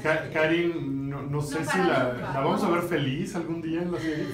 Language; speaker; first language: Spanish; native; Spanish